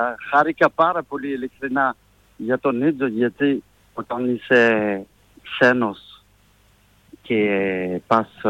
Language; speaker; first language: Greek; non-native, fluent; French